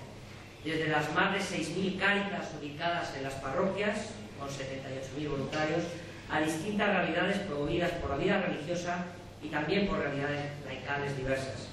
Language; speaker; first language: Spanish; native; Spanish